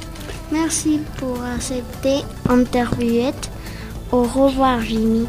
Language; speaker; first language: French; non-native, learner; Spanish